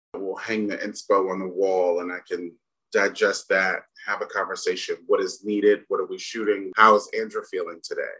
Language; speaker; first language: English; native; English